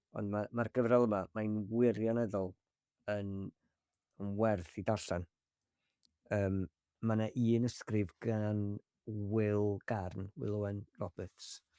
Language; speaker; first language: Welsh; native; Welsh